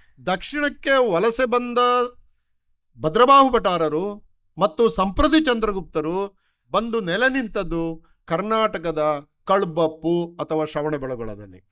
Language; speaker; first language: Kannada; non-native, local second language; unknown